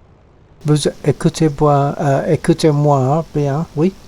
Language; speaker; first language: French; non-native, learner; English